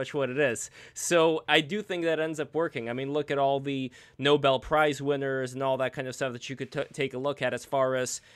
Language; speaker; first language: English; early bilingual, other home language; Russian